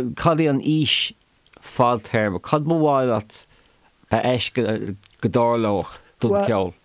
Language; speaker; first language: Irish; non-native, local second language; English